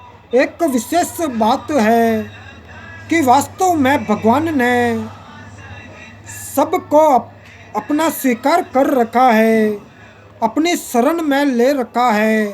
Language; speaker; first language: Hindi; native; Hindi